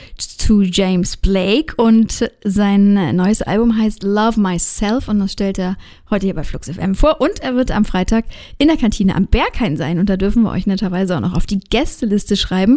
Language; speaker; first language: German; native; German